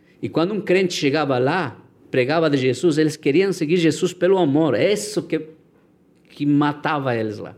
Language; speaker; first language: Portuguese; non-native, fluent; Spanish